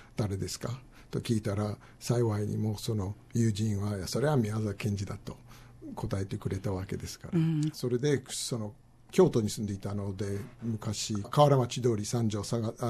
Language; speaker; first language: Japanese; non-native, fluent; English